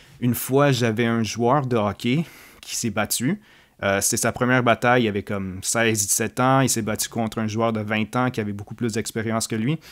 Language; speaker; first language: French; native; French